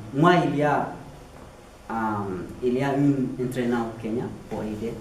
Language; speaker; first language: French; non-native, learner; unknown